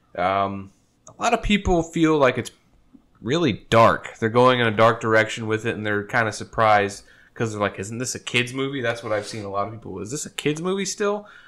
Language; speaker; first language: English; native; English